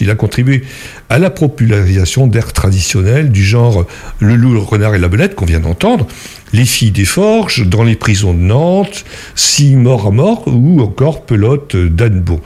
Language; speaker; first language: French; native; French